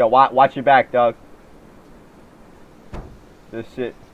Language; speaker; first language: English; native; English